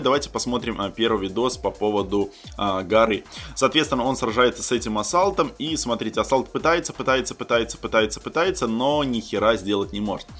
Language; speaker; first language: Russian; native; Russian